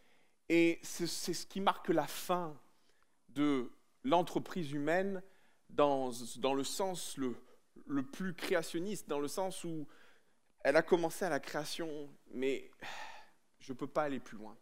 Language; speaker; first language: French; native; French